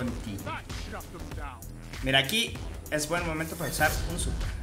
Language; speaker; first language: Spanish; native; Spanish